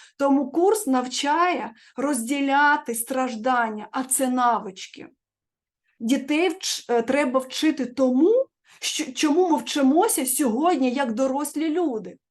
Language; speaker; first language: Ukrainian; non-native, local second language; Russian